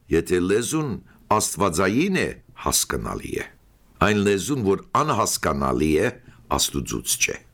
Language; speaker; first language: Armenian; early bilingual, heritage; Armenian